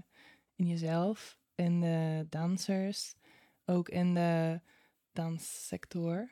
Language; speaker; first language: Dutch; non-native, fluent; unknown